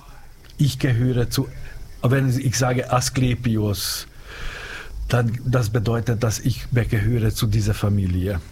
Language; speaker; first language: German; non-native, learner; Hungarian